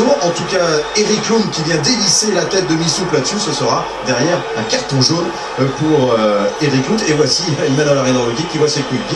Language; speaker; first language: French; native; French